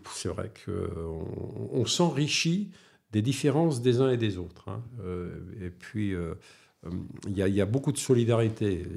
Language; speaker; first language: French; native; French